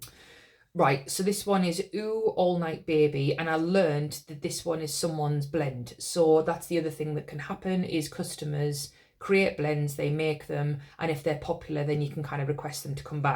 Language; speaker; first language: English; native; English